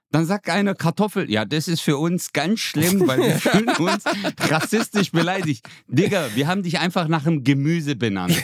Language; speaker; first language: German; early bilingual, other home language; Turkish